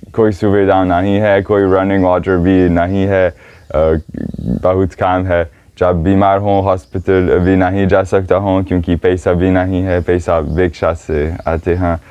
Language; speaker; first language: Hindi; non-native, learner; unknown